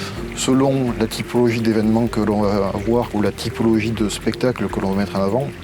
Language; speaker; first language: French; native; French